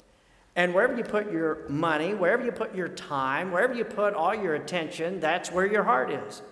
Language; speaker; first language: English; native; English